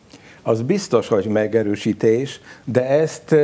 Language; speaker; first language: Hungarian; non-native, learner; Polish